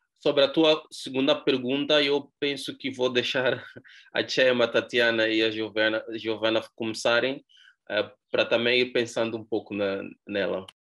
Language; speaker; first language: Portuguese; native; Portuguese